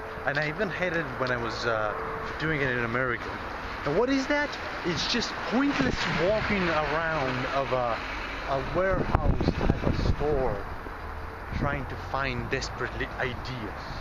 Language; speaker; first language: English; non-native, fluent; Bulgarian